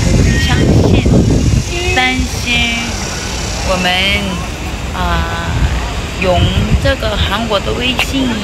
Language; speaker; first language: Chinese; non-native, learner; Korean